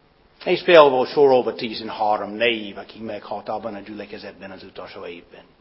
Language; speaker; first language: Hungarian; non-native, fluent; English